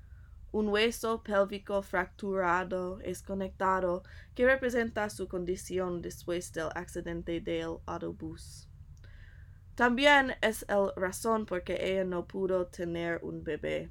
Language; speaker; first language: Spanish; non-native, learner; English